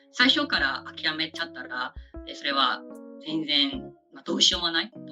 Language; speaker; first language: Japanese; non-native, fluent; Burmese